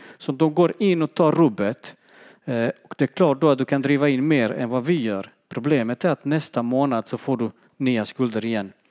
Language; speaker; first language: Swedish; non-native, fluent; Bosnian